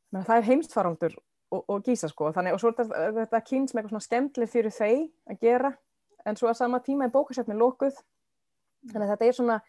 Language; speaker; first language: Icelandic; non-native, fluent; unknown